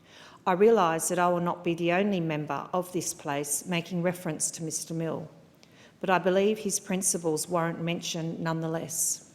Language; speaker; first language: English; native; English